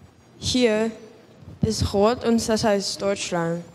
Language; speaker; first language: German; non-native, learner; Cantonese